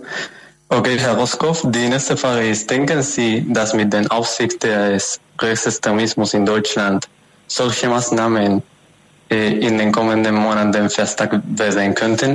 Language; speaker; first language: German; non-native, fluent; Spanish